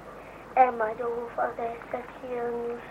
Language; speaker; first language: Portuguese; early bilingual, heritage; Portuguese